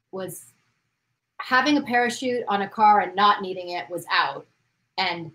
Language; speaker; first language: English; native; English